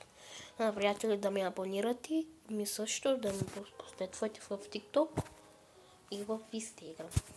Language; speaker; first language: Bulgarian; non-native, local second language; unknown